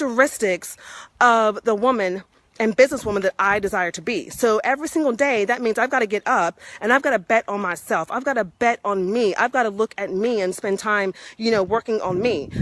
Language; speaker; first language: English; native; English